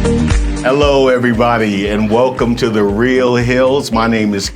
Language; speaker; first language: English; native; English